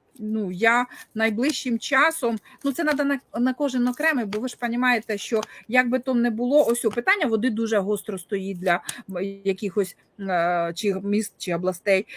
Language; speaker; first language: Ukrainian; non-native, local second language; Russian